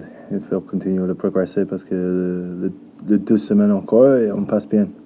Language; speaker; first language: French; non-native, learner; English